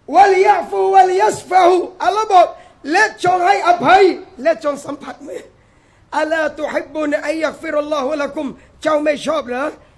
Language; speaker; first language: Thai; native; Thai